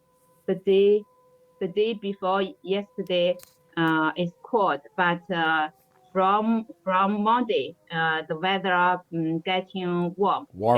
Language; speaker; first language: English; non-native, learner; Chinese